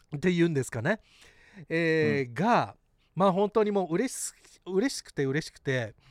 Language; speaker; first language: Japanese; early bilingual, heritage; Japanese